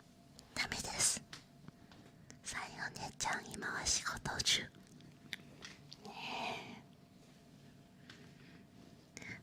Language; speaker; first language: Japanese; non-native, learner; Chinese